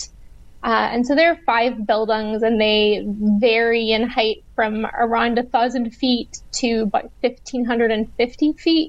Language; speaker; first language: English; native; English